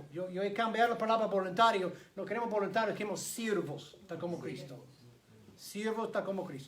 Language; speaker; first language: Spanish; non-native, fluent; English